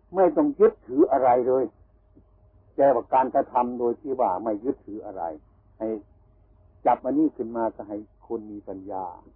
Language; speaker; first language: Thai; native; Thai